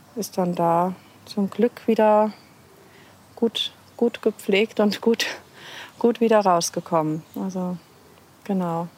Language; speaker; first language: German; native; German